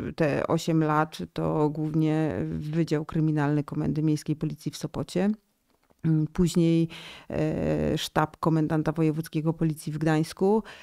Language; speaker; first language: Polish; native; Polish